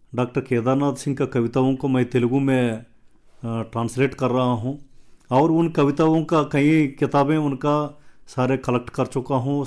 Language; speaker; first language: Hindi; non-native, local second language; Telugu